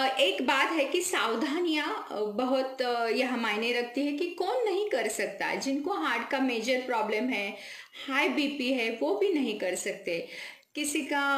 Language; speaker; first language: Hindi; non-native, local second language; Marathi